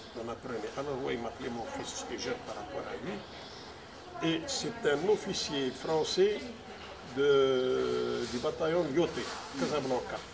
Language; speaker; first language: French; non-native, local second language; Arabic